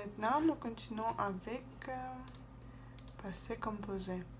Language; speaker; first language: French; non-native, fluent; Russian